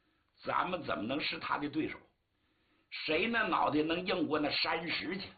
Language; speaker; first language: Chinese; native; Chinese